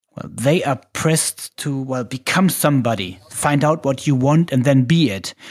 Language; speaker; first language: English; non-native, fluent; German